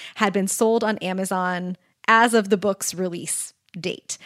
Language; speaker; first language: English; native; English